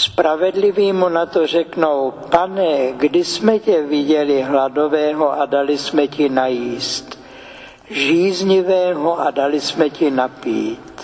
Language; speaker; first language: Czech; native; Czech